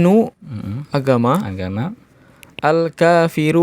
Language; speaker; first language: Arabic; non-native, learner; Indonesian